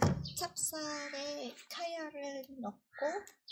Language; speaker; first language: Korean; non-native, learner; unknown